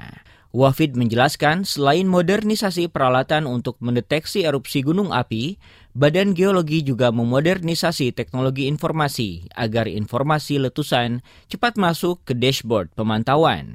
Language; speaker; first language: Indonesian; native; Indonesian